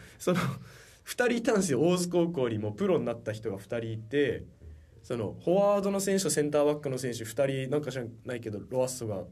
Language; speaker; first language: Japanese; native; Japanese